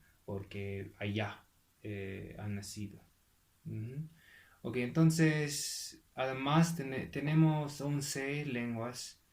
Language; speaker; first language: Spanish; non-native, fluent; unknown